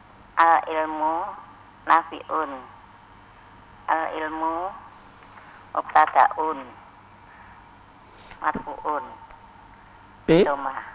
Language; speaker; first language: Arabic; non-native, learner; Indonesian